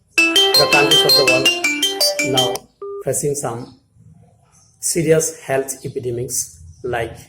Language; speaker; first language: English; non-native, local second language; Assamese